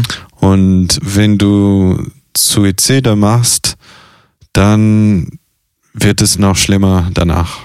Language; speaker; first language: German; non-native, fluent; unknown